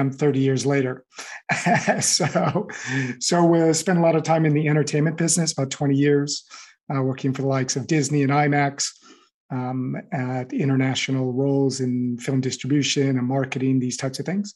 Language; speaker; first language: English; native; English